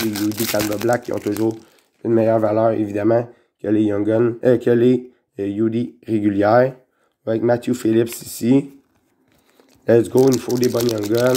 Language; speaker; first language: French; native; French